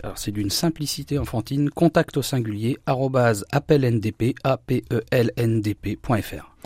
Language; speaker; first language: French; native; French